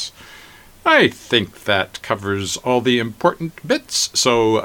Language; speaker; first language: English; native; English